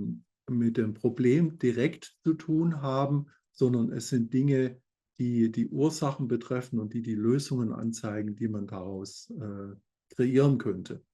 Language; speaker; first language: German; native; German